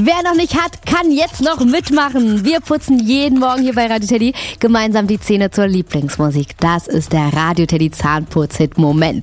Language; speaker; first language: German; native; German